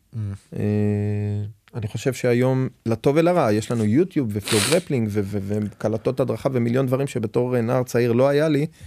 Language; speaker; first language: Hebrew; native; Hebrew